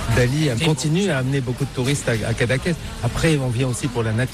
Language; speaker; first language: French; native; French